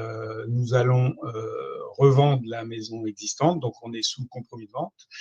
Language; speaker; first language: French; native; French